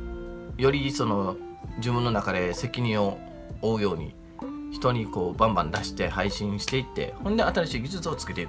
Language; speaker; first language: Japanese; native; Japanese